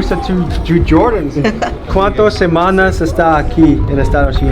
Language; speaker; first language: Spanish; non-native, learner; English